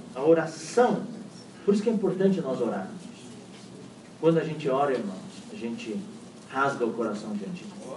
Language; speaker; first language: Portuguese; non-native, fluent; Chinese